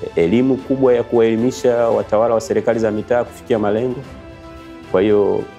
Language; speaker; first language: Swahili; native; Swahili